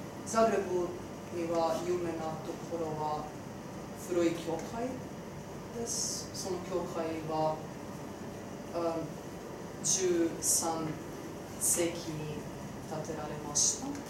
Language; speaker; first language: Japanese; non-native, learner; Croatian